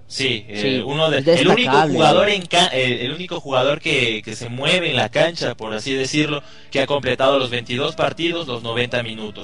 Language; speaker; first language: Spanish; native; Spanish